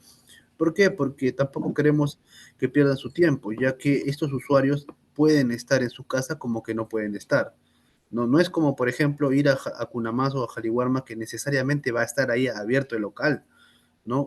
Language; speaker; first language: Spanish; native; Spanish